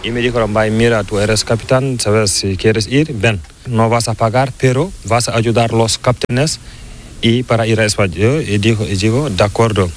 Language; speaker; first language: Spanish; non-native, local second language; Fula